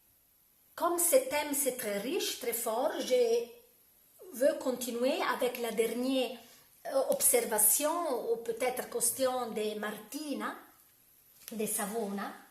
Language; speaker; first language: French; non-native, learner; Italian